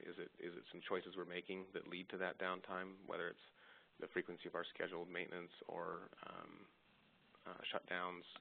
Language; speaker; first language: English; native; English